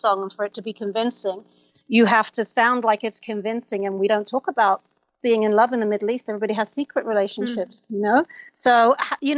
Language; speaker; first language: English; native; English